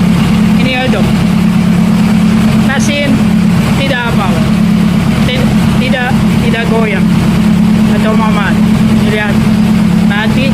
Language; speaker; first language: Indonesian; non-native, learner; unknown